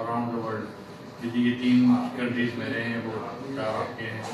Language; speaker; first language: Urdu; non-native, fluent; Japanese